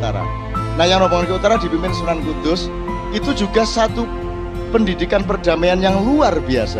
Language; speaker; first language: Indonesian; non-native, local second language; Javanese